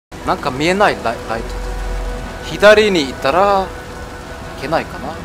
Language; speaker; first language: Japanese; non-native, learner; German